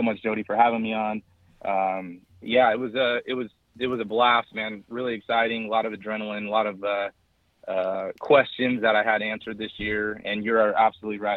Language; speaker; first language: English; native; English